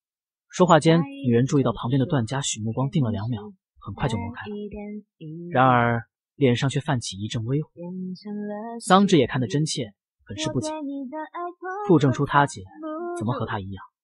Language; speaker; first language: Chinese; native; Chinese